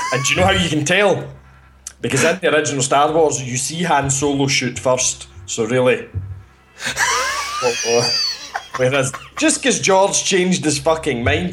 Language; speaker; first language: English; native; English